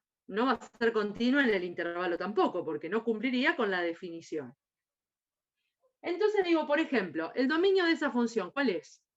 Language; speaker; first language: Spanish; native; Spanish